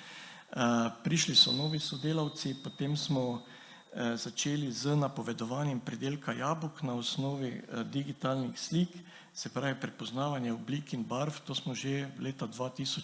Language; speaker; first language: Slovenian; native; Slovenian